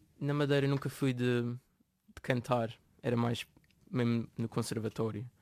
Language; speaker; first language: Portuguese; native; Portuguese